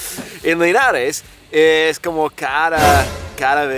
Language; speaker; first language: Spanish; non-native, fluent; English